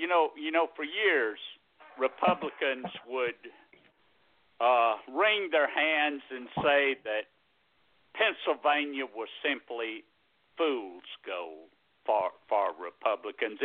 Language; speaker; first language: English; native; English